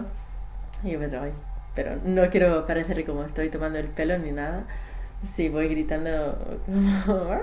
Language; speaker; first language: Spanish; non-native, fluent; English